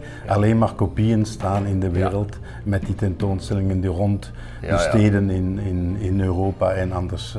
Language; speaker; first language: Dutch; non-native, local second language; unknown